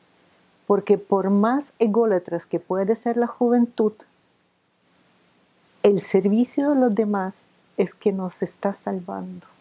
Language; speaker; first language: Spanish; non-native, fluent; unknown